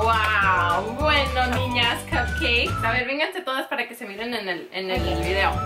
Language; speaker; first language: Spanish; early bilingual, heritage; Spanish